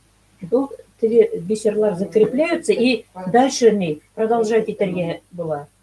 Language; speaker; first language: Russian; non-native, local second language; Bashkir